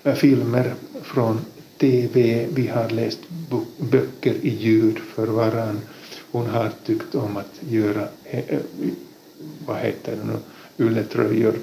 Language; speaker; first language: Swedish; non-native, local second language; Finnish